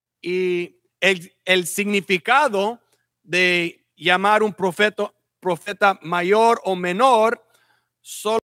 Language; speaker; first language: Spanish; early bilingual, heritage; Spanish